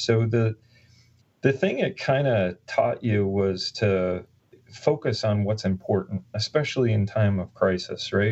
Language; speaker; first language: English; native; English